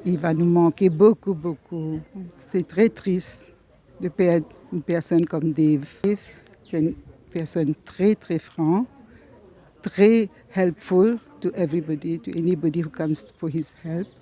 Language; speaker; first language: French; non-native, learner; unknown